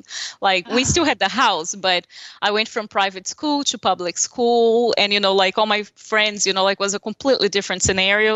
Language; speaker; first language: English; non-native, fluent; Portuguese